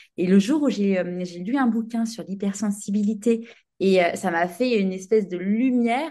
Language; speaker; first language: French; native; French